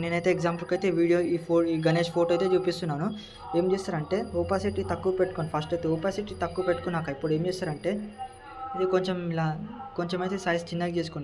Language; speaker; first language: Telugu; native; Telugu